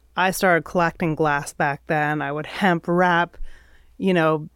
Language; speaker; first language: English; native; English